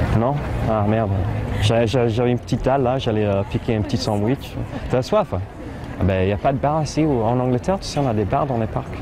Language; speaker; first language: French; non-native, fluent; English